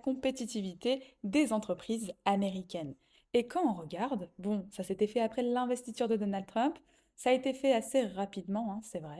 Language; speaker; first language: French; native; French